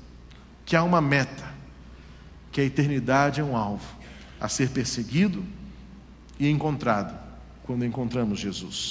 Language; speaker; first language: Portuguese; native; Portuguese